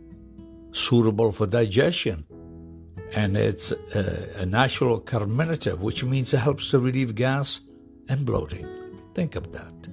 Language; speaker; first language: English; non-native, fluent; Italian